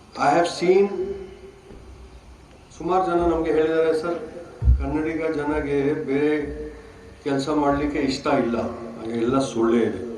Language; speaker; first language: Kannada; non-native, fluent; Hindi